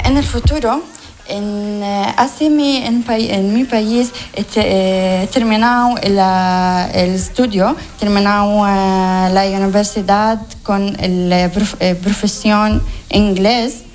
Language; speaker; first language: Spanish; non-native, learner; Arabic